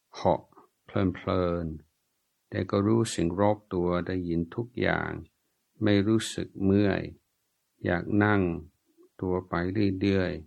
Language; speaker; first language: Thai; non-native, fluent; English